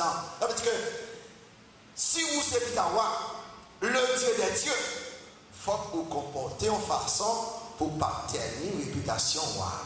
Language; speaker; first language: French; non-native, local second language; Haitian Creole